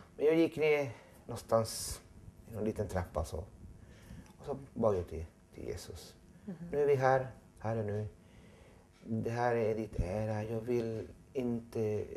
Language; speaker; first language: Swedish; non-native, fluent; Spanish